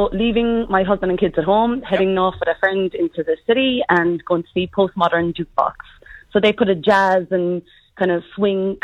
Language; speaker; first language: English; native; English